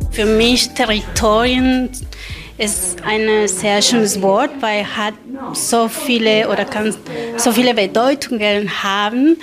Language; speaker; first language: German; non-native, learner; Spanish